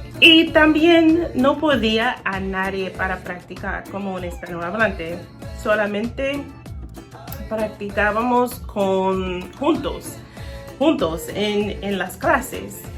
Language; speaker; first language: Spanish; non-native, learner; English